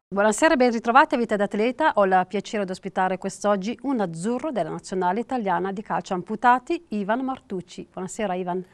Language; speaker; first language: Italian; native; Italian